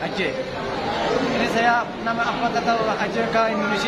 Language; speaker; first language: Indonesian; non-native, learner; Rohingya